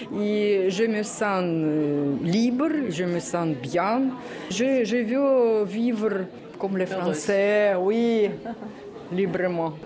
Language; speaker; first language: French; non-native, learner; Russian